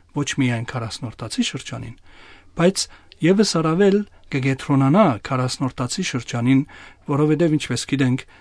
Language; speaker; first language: Armenian; native; Armenian